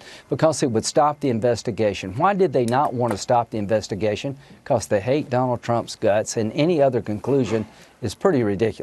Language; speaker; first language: English; native; English